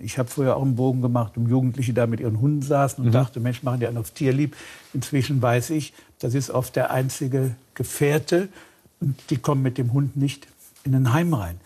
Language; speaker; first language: German; native; German